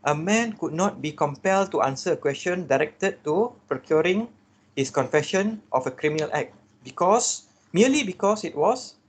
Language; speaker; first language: English; non-native, local second language; Malay